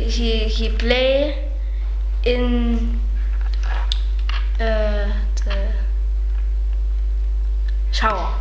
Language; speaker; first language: English; non-native, learner; German